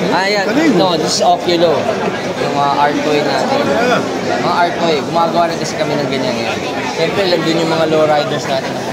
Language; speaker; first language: Filipino; native; Filipino